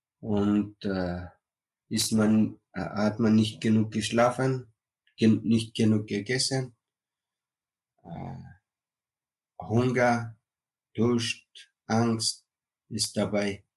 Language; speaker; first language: German; non-native, learner; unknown